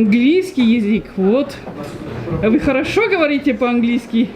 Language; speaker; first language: Russian; non-native, fluent; French